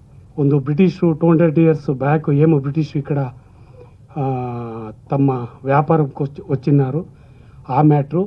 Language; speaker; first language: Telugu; non-native, learner; Kannada